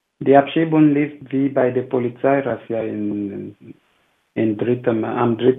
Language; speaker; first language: German; non-native, fluent; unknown